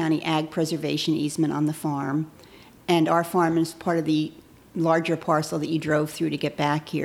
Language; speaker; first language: English; native; English